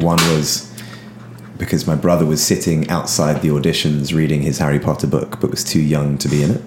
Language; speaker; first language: English; native; English